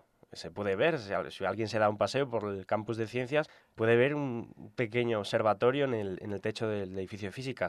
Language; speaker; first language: Spanish; native; Spanish